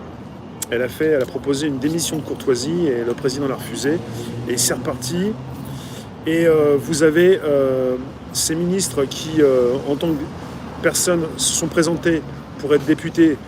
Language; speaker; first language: French; native; French